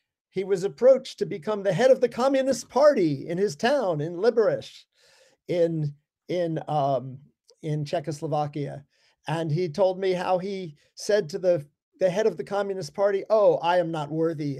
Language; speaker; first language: English; native; English